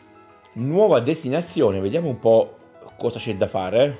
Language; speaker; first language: Italian; native; Italian